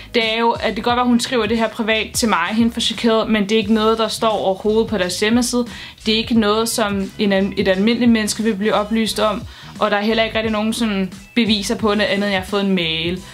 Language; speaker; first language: Danish; native; Danish